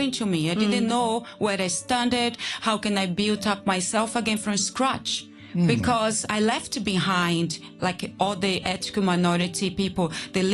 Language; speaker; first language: English; non-native, fluent; Portuguese